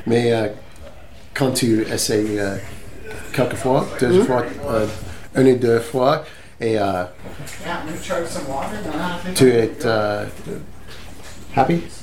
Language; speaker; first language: French; non-native, learner; English